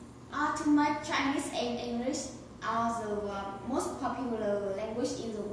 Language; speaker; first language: English; non-native, learner; Vietnamese